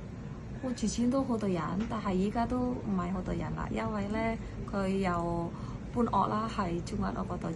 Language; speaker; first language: Cantonese; non-native, learner; Indonesian